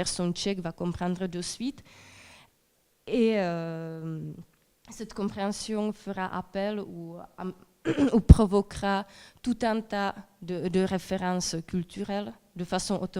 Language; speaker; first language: French; non-native, fluent; Czech